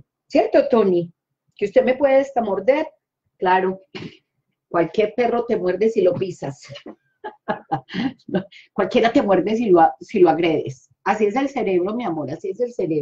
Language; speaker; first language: Spanish; native; Spanish